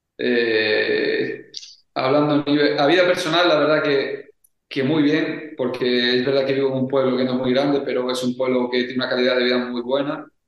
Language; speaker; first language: Spanish; native; Spanish